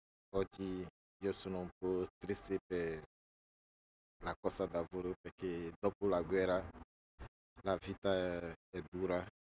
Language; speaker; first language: Italian; non-native, learner; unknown